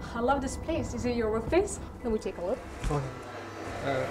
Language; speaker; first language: English; non-native, fluent; Arabic